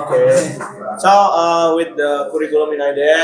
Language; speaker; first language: English; non-native, learner; Indonesian